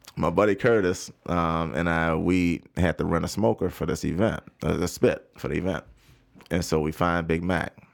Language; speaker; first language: English; native; English